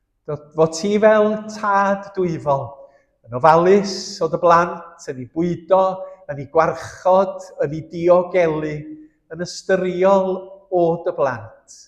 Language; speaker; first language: Welsh; native; Welsh